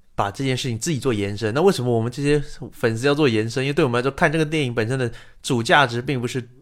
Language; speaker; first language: Chinese; native; Chinese